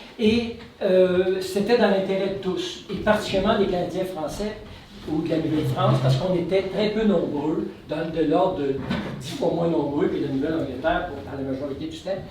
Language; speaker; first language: French; native; French